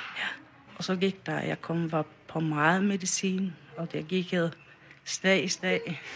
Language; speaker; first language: Danish; non-native, local second language; Faroese